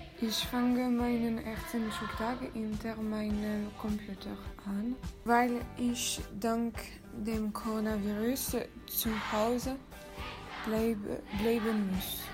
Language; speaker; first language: German; non-native, learner; French